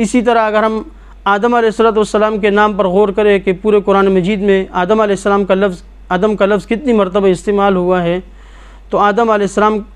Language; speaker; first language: Urdu; native; Urdu